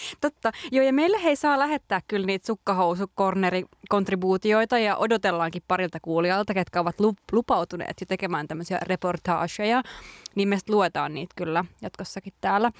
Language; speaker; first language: Finnish; native; Finnish